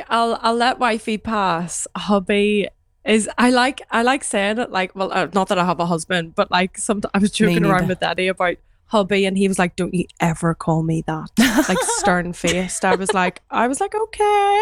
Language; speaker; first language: English; native; English